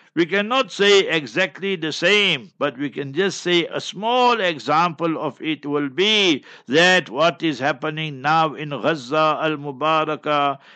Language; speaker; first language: English; native; English